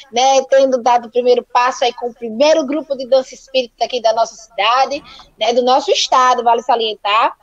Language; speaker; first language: Portuguese; native; Portuguese